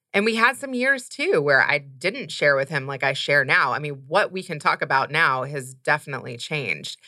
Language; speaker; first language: English; native; English